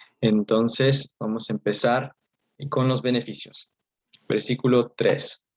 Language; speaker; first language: Spanish; early bilingual, heritage; Spanish